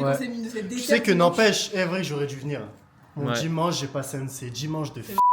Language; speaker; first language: French; native; French